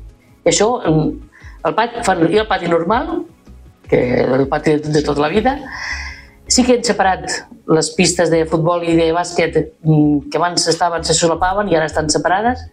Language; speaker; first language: Catalan; native; Catalan